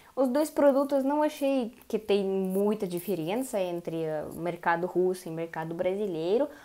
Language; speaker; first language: Portuguese; non-native, learner; Russian